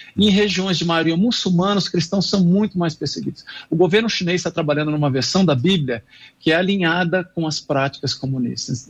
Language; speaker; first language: Portuguese; non-native, fluent; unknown